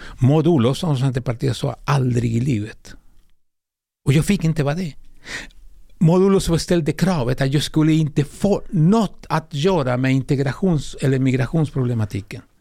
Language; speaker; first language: Swedish; non-native, fluent; Spanish